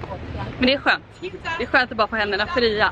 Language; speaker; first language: Swedish; native; Swedish